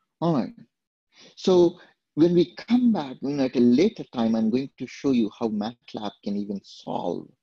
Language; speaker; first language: English; non-native, local second language; Telugu